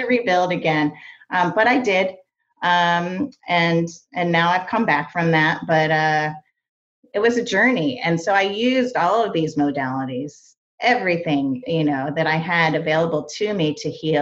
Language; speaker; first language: English; native; English